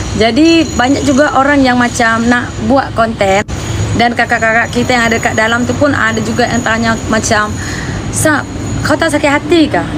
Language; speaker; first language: Malay; native; Malay